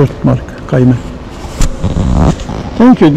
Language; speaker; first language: English; non-native, learner; Turkish